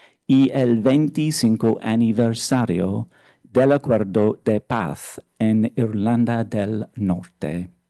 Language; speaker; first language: Spanish; non-native, fluent; English